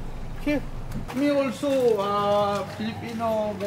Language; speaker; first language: English; non-native, learner; Cebuano